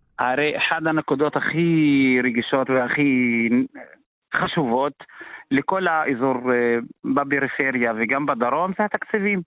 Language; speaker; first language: Hebrew; non-native, local second language; Arabic